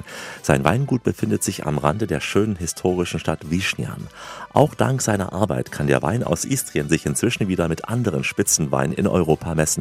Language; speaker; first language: German; native; German